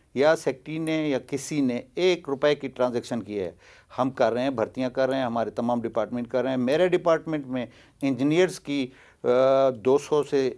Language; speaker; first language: Urdu; non-native, local second language; Baluchi